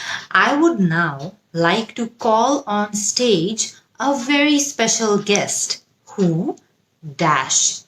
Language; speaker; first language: English; non-native, local second language; Bangla